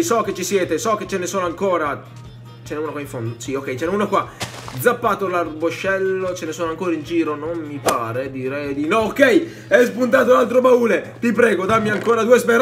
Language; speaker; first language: Italian; native; Italian